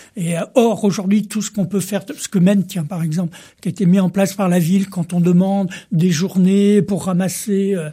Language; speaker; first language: French; native; French